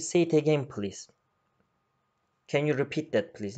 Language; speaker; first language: English; non-native, fluent; Turkish